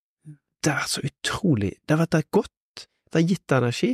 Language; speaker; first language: Norwegian; native; Norwegian